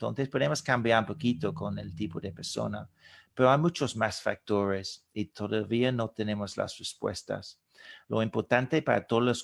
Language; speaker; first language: Spanish; non-native, fluent; English